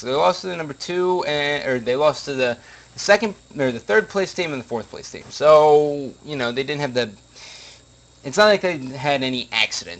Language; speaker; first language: English; native; English